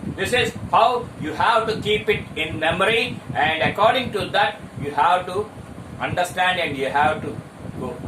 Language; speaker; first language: English; non-native, local second language; Telugu